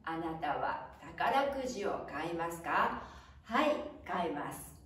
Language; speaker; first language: Italian; non-native, fluent; Japanese